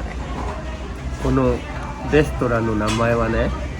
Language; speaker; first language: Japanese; non-native, learner; Thai